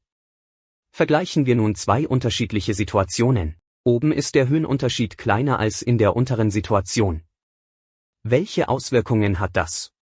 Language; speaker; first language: German; native; German